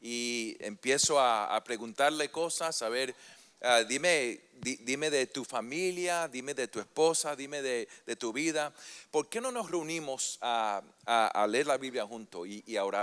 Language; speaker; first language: Spanish; early bilingual, heritage; Spanish